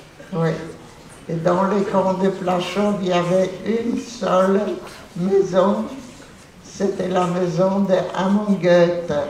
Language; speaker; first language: French; non-native, fluent; Polish